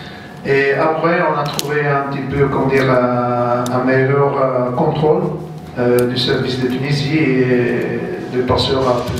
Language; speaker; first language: French; non-native, fluent; Turkish